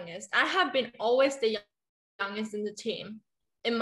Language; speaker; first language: English; non-native, fluent; Finnish